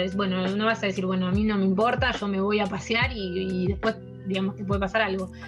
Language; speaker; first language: Spanish; early bilingual, heritage; French